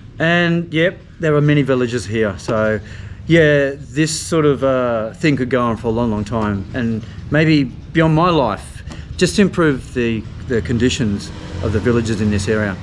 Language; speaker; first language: English; native; English